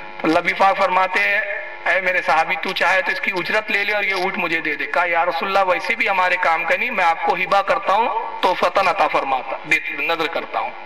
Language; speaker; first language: Urdu; native; Urdu